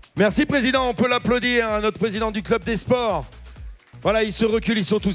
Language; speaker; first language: French; native; French